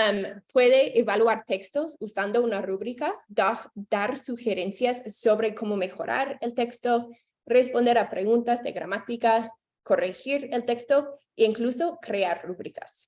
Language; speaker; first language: Spanish; non-native, fluent; English